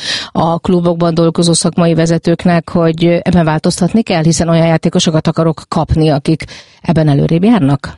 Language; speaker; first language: Hungarian; native; Hungarian